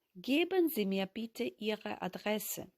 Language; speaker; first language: German; non-native, fluent; Ukrainian